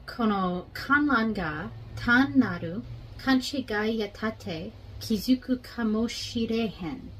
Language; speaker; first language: Japanese; non-native, learner; English